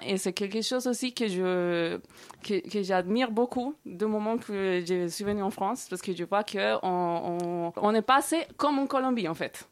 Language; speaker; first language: French; non-native, fluent; Spanish